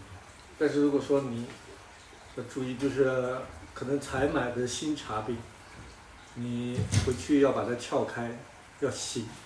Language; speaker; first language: Chinese; native; Chinese